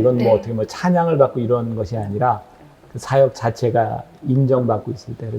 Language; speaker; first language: Korean; native; Korean